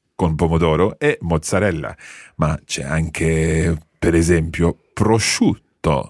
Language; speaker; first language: Italian; non-native, fluent; English